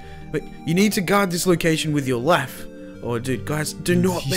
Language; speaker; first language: English; native; English